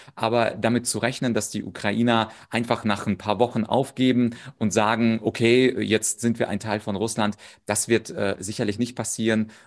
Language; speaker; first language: German; early bilingual, other home language; Russian